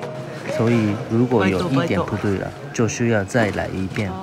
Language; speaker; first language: Chinese; non-native, fluent; Japanese